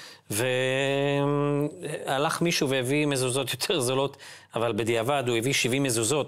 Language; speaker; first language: Hebrew; native; Hebrew